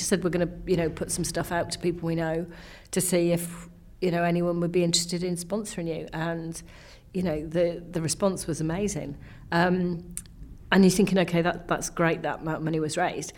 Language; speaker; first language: English; native; English